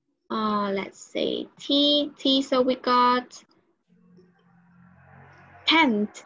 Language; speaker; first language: English; non-native, learner; Vietnamese